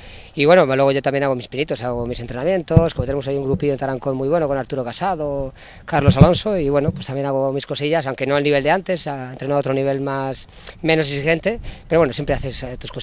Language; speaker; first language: Spanish; native; Spanish